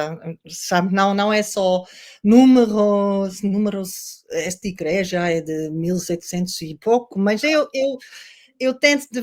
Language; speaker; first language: Portuguese; non-native, learner; Dutch